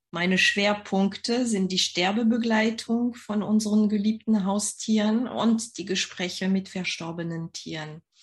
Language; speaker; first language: German; non-native, fluent; French